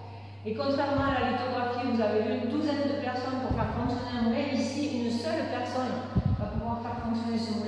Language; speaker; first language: French; native; French